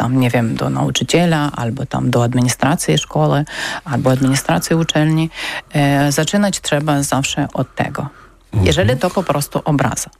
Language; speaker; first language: Polish; non-native, learner; Ukrainian